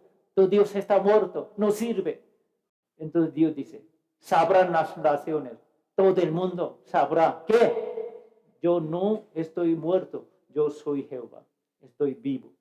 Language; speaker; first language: Spanish; non-native, fluent; Korean